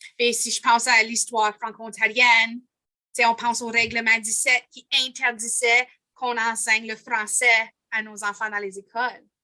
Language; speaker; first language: French; native; French